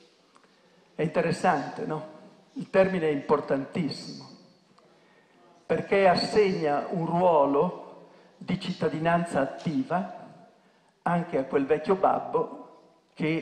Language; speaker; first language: Italian; native; Italian